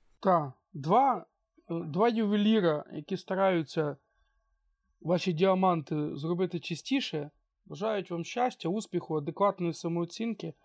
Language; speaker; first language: Ukrainian; non-native, local second language; Russian